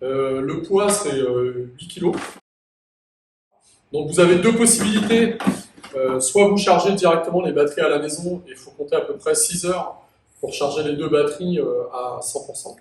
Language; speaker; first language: French; native; French